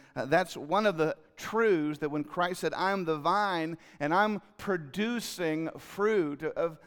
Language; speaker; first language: English; native; English